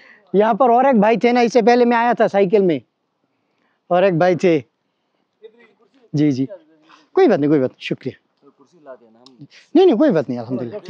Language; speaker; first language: Hindi; non-native, learner; Bangla